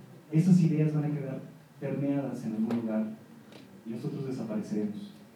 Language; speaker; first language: Spanish; native; Spanish